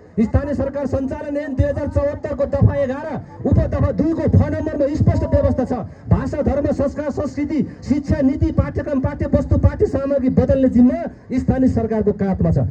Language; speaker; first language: Nepali; non-native, local second language; Eastern Tamang